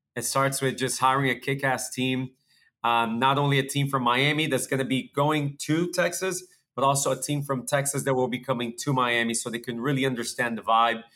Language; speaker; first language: English; early bilingual, other home language; Portuguese